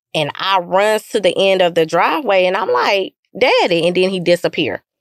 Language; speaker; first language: English; native; English